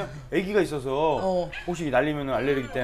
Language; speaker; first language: Korean; native; Korean